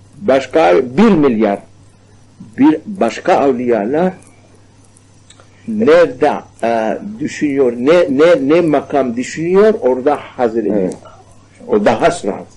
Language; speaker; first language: Turkish; non-native, learner; Arabic